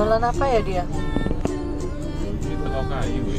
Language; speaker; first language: Indonesian; non-native, learner; Vietnamese